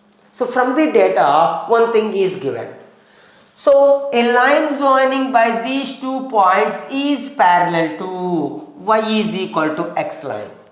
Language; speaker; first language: English; non-native, local second language; Telugu